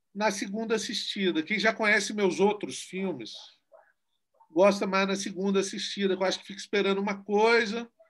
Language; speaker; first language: Portuguese; native; Portuguese